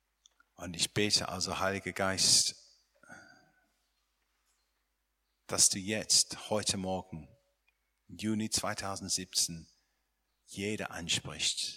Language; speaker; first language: German; non-native, fluent; English